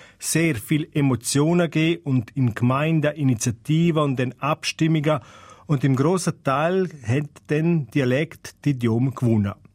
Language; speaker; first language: German; non-native, local second language; Romansh